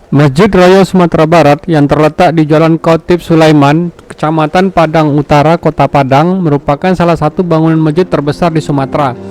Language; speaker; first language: Indonesian; native; Indonesian